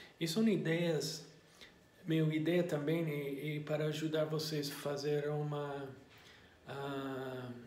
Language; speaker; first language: Portuguese; non-native, learner; English